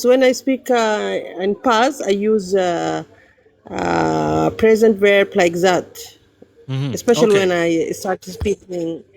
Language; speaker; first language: English; non-native, learner; Arabic